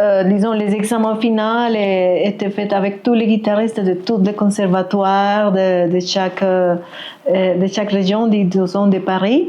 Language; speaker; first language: French; non-native, fluent; Spanish